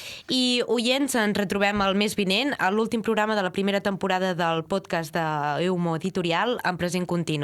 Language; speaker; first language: Catalan; native; Catalan